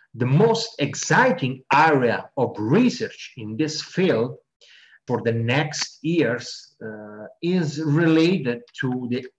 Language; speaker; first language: English; non-native, fluent; Italian